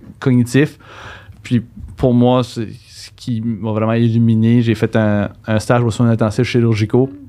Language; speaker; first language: French; native; French